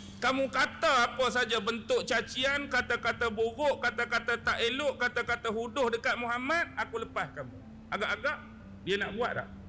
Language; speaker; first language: Malay; native; Malay